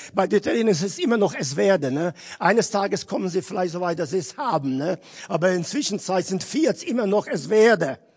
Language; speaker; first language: German; non-native, fluent; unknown